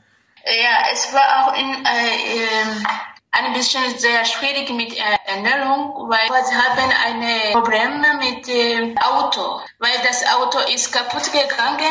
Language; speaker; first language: German; non-native, learner; Rundi